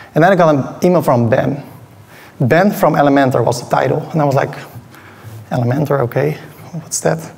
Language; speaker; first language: English; non-native, fluent; Dutch